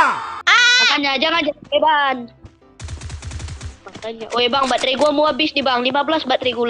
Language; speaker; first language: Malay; non-native, local second language; Minangkabau